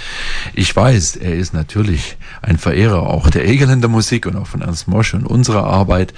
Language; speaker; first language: German; native; German